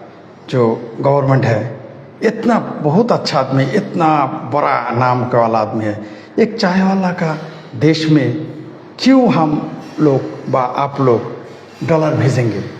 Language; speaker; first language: Hindi; non-native, fluent; Bangla